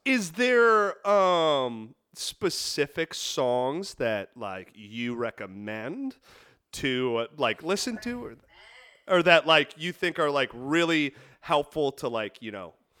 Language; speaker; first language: English; native; English